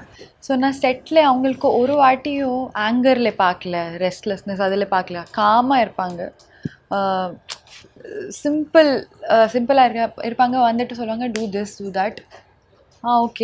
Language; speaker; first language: Tamil; non-native, learner; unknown